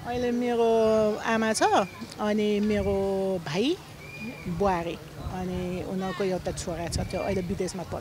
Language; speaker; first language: Nepali; early bilingual, other home language; German